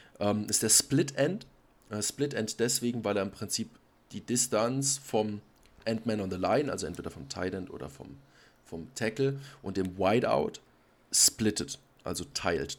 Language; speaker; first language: German; native; German